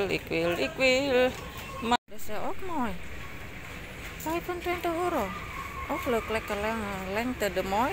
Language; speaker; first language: Dutch; non-native, learner; Indonesian